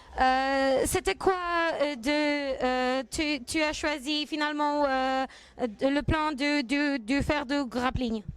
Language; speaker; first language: French; non-native, learner; Polish